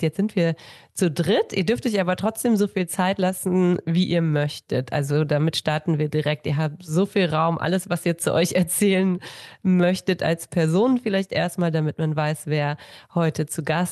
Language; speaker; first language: German; native; German